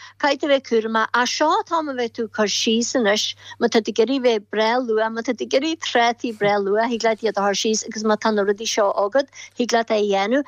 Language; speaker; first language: Irish; native; Irish